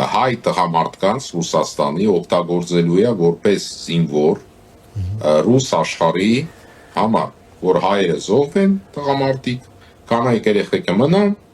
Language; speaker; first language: Armenian; native; Armenian